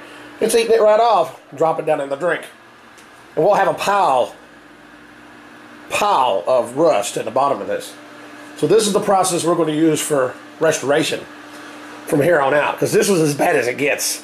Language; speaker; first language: English; native; English